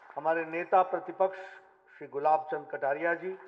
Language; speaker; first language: Hindi; native; Hindi